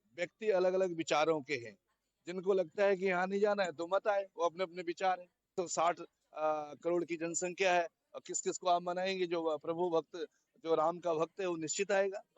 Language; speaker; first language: Hindi; native; Hindi